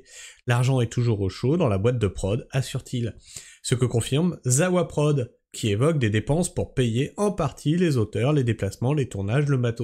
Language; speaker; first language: French; native; French